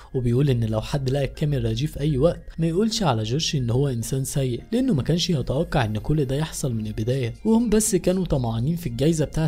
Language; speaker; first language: Arabic; native; Arabic